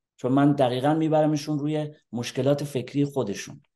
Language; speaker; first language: Persian; native; Persian